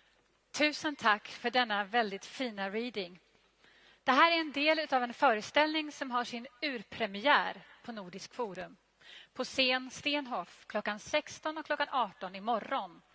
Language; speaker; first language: Swedish; native; Swedish